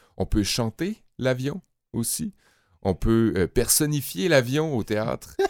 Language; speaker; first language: French; native; French